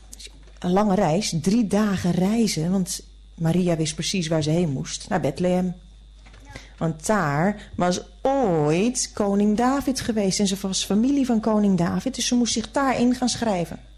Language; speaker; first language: Dutch; native; Dutch